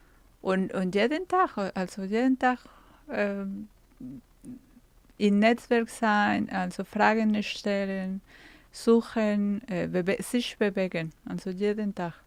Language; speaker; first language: German; non-native, fluent; Spanish